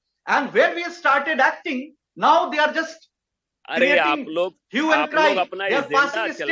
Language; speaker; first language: English; non-native, local second language; Hindi